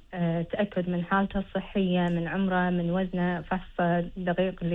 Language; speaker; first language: Arabic; native; Arabic